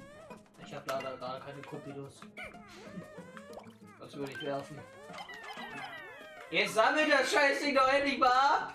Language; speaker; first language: German; native; German